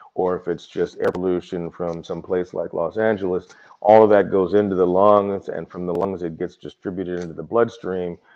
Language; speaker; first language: English; native; English